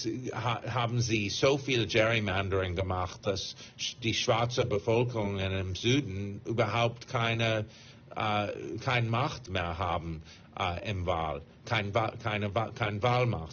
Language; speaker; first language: German; non-native, fluent; English